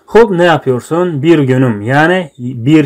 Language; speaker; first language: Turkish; non-native, fluent; Tajik